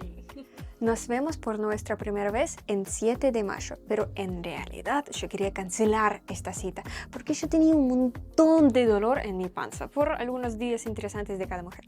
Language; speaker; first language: Spanish; non-native, learner; Russian